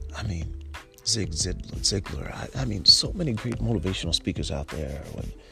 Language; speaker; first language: English; native; English